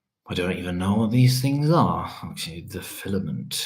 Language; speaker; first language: English; early bilingual, other home language; Polish